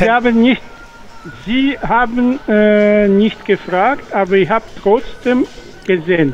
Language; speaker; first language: German; non-native, fluent; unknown